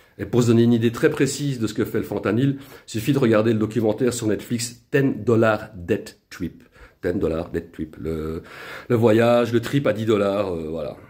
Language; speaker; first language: French; native; French